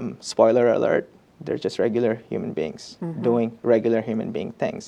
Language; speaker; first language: English; non-native, local second language; Urdu